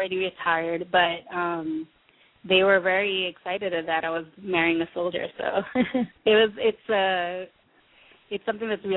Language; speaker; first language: English; native; English